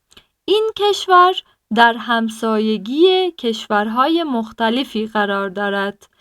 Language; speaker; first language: Persian; non-native, fluent; Turkish